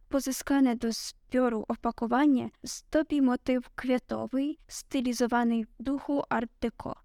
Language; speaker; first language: Polish; non-native, learner; Ukrainian